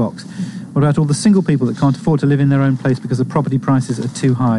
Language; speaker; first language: English; native; English